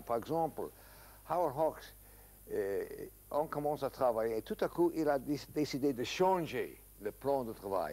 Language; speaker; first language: French; non-native, learner; English